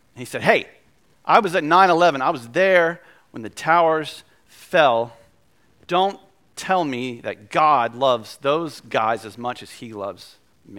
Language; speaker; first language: English; native; English